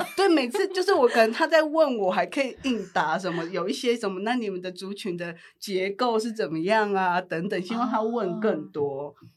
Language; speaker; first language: Chinese; native; Chinese